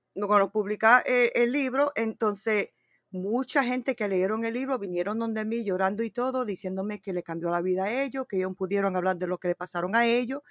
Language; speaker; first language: Spanish; early bilingual, heritage; Spanish